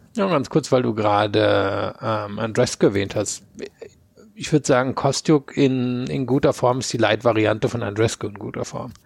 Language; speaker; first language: German; native; German